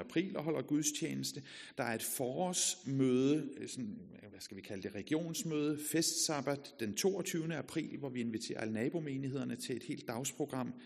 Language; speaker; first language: Danish; native; Danish